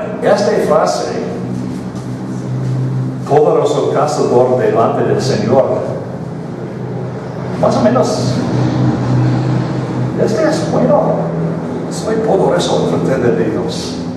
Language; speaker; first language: Spanish; non-native, fluent; English